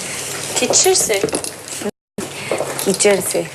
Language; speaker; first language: Hindi; native; Hindi